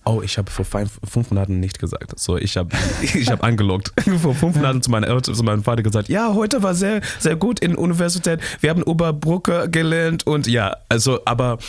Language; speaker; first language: German; non-native, learner; English